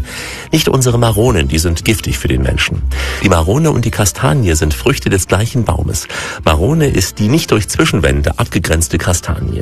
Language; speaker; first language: German; native; German